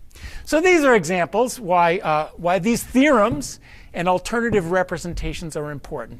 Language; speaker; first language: English; native; English